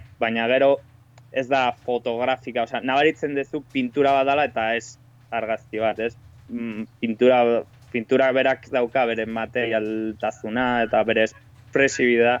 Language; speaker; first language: Basque; non-native, local second language; Spanish